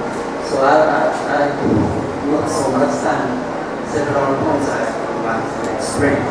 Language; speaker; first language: English; non-native, learner; Japanese